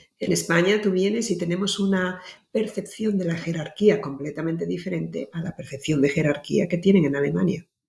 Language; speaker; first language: Spanish; native; Spanish